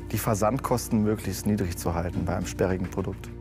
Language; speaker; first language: German; native; German